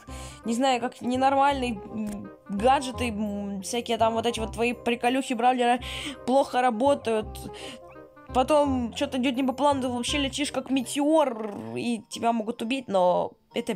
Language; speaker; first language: Russian; native; Russian